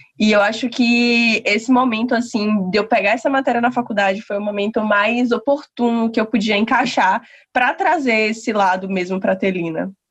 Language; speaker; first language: Portuguese; native; Portuguese